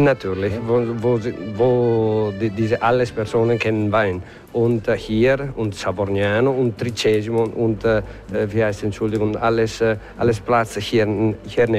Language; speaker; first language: German; non-native, learner; Italian